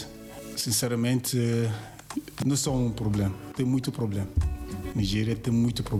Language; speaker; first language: Portuguese; non-native, learner; Yoruba